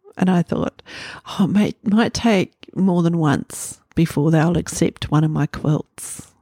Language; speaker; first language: English; native; English